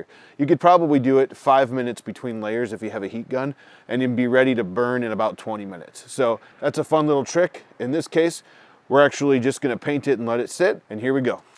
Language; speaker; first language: English; native; English